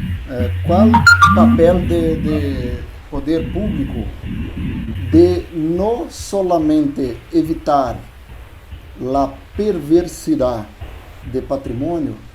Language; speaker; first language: Spanish; non-native, learner; Portuguese